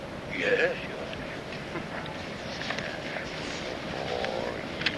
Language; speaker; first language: English; non-native, learner; Japanese